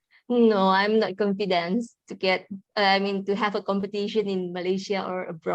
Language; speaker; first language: English; non-native, learner; Indonesian